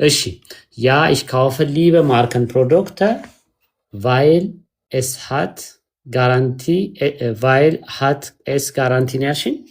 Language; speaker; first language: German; non-native, fluent; Amharic